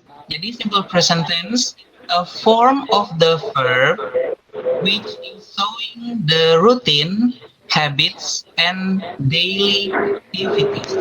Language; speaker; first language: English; non-native, fluent; Indonesian